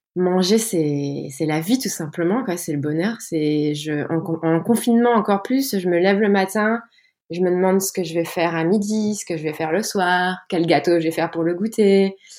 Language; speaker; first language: French; native; French